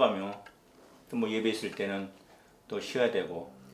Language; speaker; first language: Korean; native; Korean